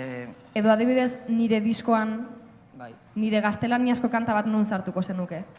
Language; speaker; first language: Basque; native; Basque